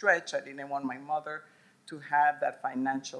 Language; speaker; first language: English; non-native, fluent; Spanish